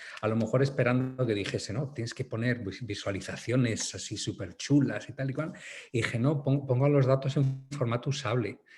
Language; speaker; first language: Spanish; native; Spanish